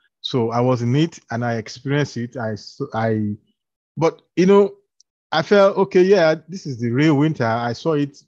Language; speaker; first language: English; non-native, local second language; Yoruba